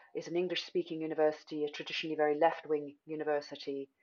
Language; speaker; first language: English; native; English